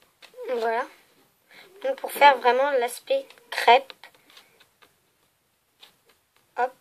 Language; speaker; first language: French; native; French